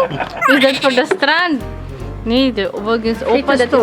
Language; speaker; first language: Dutch; non-native, learner; Filipino